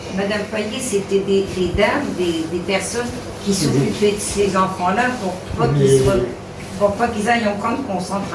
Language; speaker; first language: French; native; French